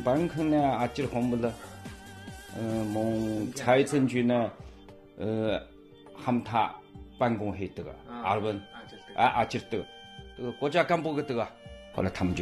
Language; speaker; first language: Mongolian; non-native, local second language; Chinese